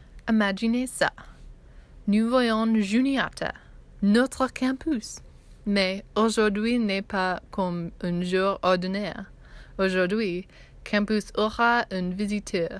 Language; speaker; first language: French; non-native, learner; English